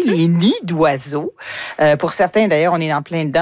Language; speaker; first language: French; native; French